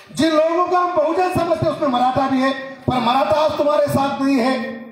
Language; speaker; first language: Hindi; non-native, local second language; Marathi